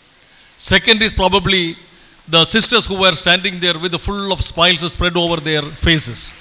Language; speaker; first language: English; non-native, local second language; Tamil